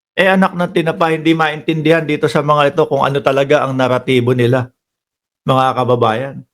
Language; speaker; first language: Filipino; native; Filipino